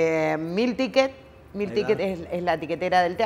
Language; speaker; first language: Spanish; native; Spanish